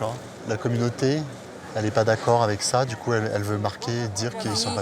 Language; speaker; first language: French; native; French